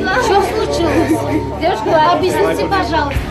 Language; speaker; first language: Russian; non-native, learner; Uzbek